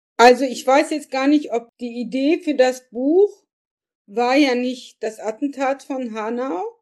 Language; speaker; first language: German; early bilingual, other home language; Turkish